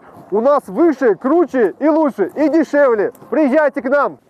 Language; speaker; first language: Russian; non-native, local second language; Tajik